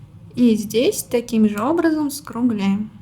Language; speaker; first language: Russian; native; Russian